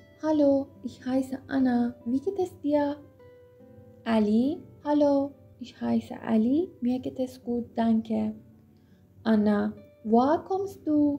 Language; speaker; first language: German; non-native, fluent; Persian